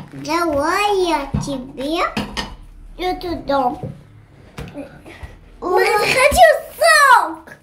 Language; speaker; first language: Russian; early bilingual, heritage; Russian